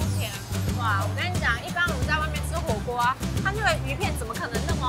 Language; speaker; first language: Chinese; native; Chinese